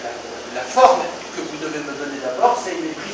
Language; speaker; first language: French; native; French